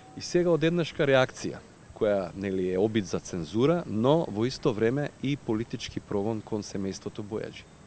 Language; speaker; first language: Macedonian; native; Macedonian